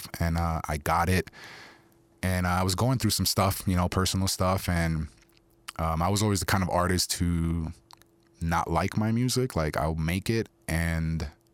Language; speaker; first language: English; early bilingual, other home language; Spanish